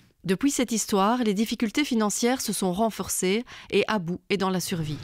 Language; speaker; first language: French; native; French